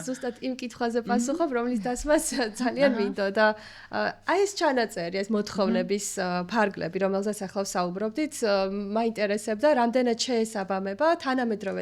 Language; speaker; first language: Georgian; native; Georgian